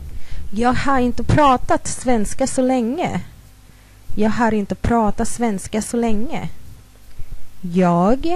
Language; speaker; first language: Swedish; non-native, fluent; Thai